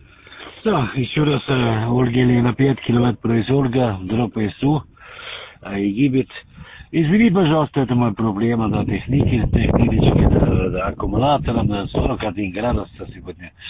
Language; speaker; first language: Russian; non-native, learner; German